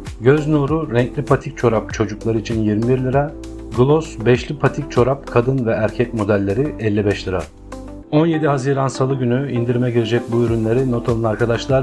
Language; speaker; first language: Turkish; native; Turkish